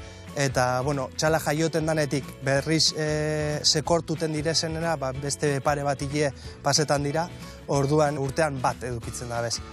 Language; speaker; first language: Basque; native; Basque